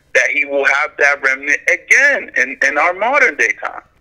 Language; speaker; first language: English; native; English